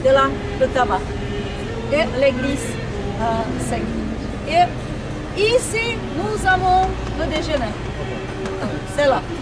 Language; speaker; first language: French; non-native, fluent; Czech